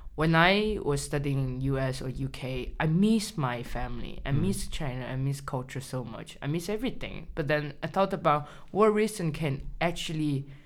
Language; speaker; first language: English; non-native, learner; Chinese